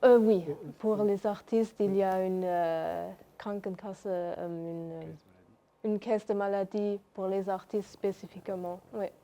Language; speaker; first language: French; non-native, local second language; Luxembourgish